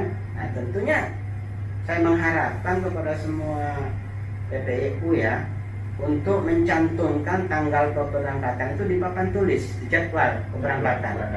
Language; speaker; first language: Indonesian; native; Indonesian